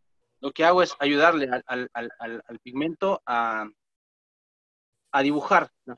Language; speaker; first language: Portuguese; non-native, learner; Spanish